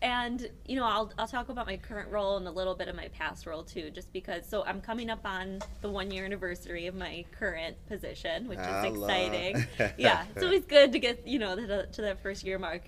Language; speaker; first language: English; native; English